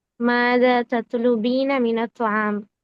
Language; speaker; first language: Arabic; non-native, learner; Tamil